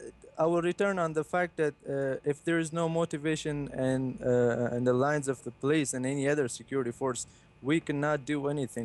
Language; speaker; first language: English; non-native, fluent; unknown